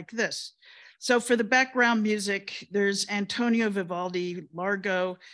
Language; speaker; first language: English; native; English